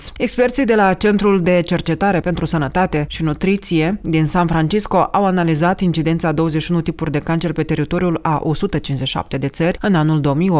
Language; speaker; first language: Romanian; native; Romanian